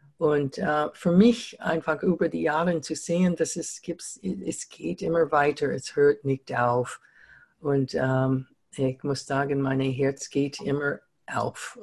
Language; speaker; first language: German; non-native, fluent; English